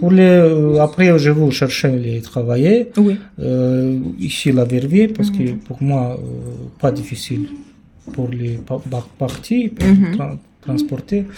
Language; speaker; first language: French; non-native, learner; Romanian